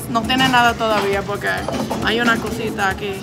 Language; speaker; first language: Spanish; non-native, fluent; English